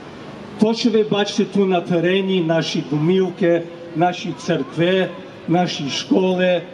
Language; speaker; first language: Ukrainian; early bilingual, heritage; Ukrainian